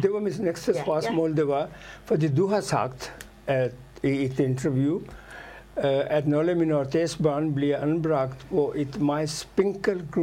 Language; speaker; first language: Danish; non-native, fluent; Urdu